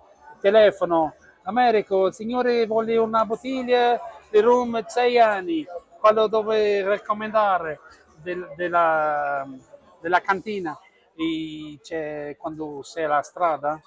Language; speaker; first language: Italian; non-native, learner; Portuguese